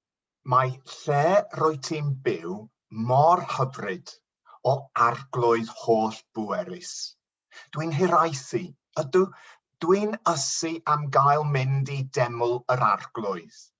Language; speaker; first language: Welsh; non-native, local second language; English